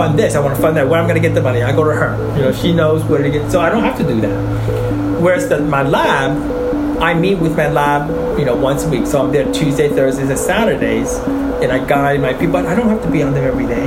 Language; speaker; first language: English; early bilingual, other home language; Chinese